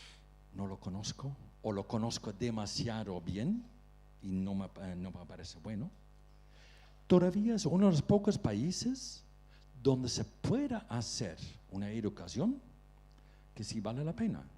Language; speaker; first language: Spanish; non-native, fluent; Dutch